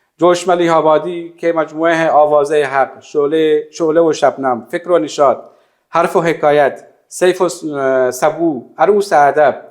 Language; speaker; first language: Urdu; non-native, fluent; Persian